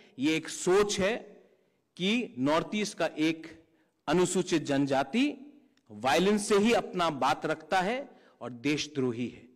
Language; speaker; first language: Hindi; non-native, local second language; Kok Borok